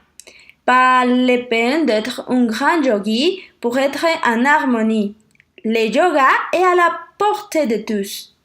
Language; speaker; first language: French; non-native, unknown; Spanish